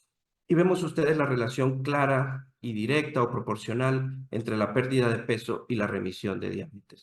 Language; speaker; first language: Spanish; native; Spanish